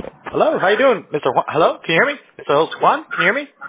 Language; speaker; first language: English; early bilingual, other home language; Spanish